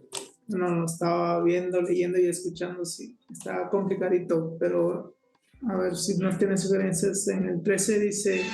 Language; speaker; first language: Spanish; non-native, local second language; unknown